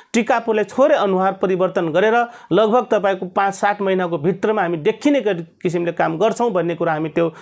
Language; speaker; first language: Nepali; non-native, local second language; Rana Tharu